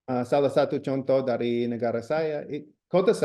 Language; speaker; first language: Indonesian; non-native, fluent; English